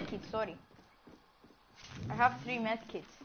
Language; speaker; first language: English; non-native, learner; Greek